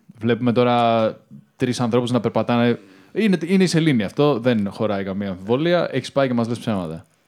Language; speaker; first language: Greek; native; Greek